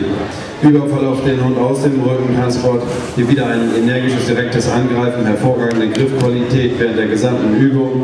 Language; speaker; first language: German; native; German